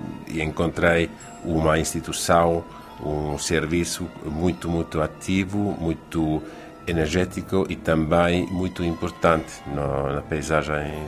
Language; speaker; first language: Portuguese; non-native, fluent; Finnish